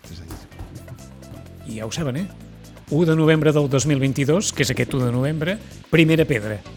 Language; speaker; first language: Catalan; native; Catalan